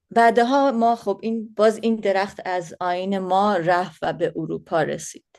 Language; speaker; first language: Persian; early bilingual, heritage; Persian